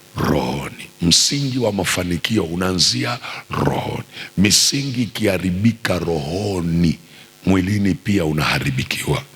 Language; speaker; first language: Swahili; native; Swahili